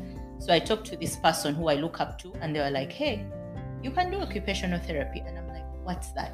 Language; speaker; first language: English; non-native, local second language; Ganda